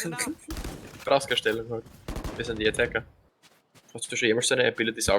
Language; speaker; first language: German; native; German